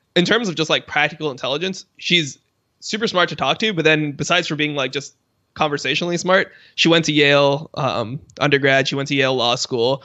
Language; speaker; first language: English; native; English